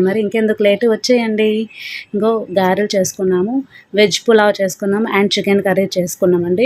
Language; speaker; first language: Telugu; native; Telugu